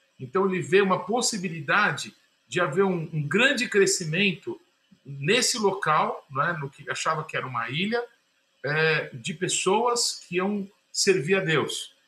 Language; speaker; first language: Portuguese; native; Portuguese